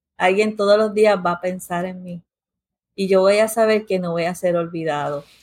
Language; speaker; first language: Spanish; early bilingual, heritage; Spanish